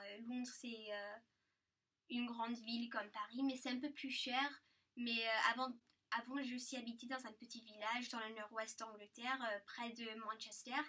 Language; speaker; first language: French; early bilingual, heritage; English